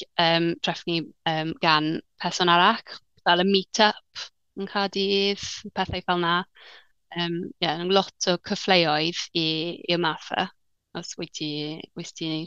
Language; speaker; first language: Welsh; non-native, learner; English